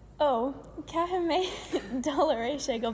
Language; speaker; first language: Irish; non-native, learner; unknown